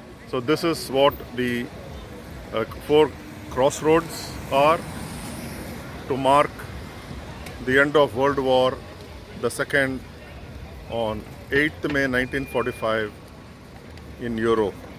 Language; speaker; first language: English; non-native, local second language; Tamil